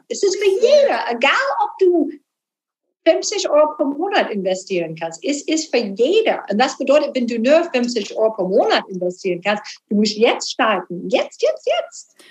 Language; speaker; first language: German; non-native, learner; English